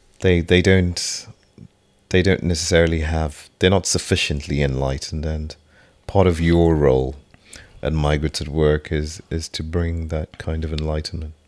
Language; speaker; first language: English; native; English